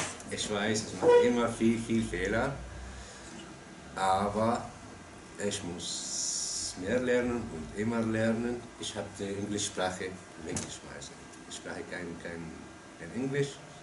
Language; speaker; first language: German; non-native, learner; Arabic